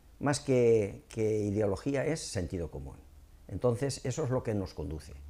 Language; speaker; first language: Spanish; native; Spanish